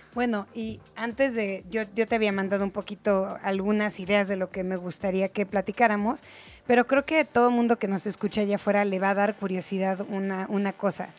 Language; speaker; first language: Spanish; native; Spanish